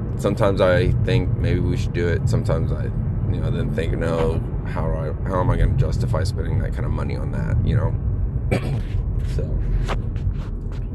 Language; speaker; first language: English; native; English